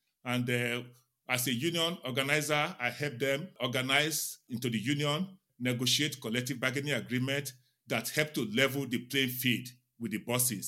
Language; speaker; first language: English; non-native, local second language; Yoruba